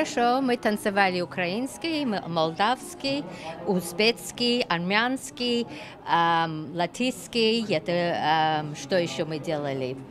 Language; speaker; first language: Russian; early bilingual, heritage; Russian